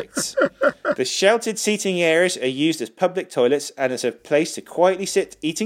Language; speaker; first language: English; native; English